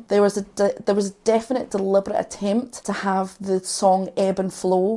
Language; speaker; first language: English; native; English